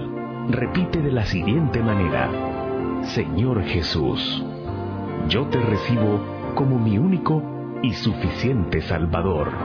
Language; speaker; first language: Spanish; native; Spanish